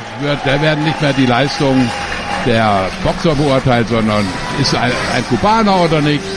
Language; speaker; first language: German; native; German